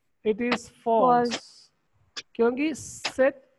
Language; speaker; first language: English; non-native, local second language; Malayalam